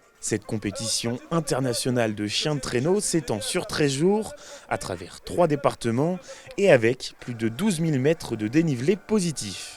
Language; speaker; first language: French; native; French